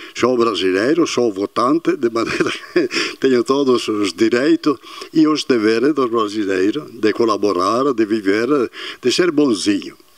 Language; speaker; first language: Portuguese; non-native, fluent; Italian